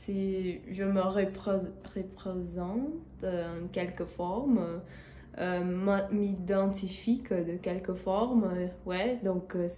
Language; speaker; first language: French; non-native, learner; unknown